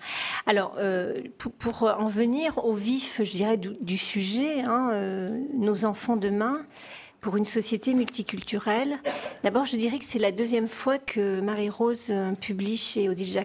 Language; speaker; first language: French; native; French